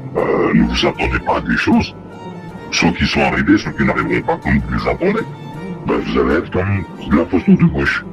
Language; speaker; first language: French; native; French